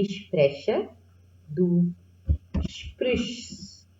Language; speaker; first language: German; non-native, fluent; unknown